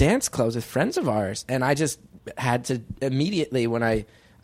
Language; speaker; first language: English; native; English